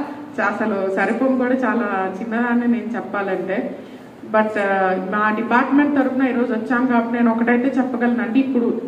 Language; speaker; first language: Telugu; native; Telugu